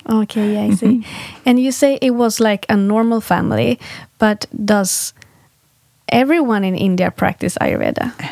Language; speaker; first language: English; non-native, fluent; Swedish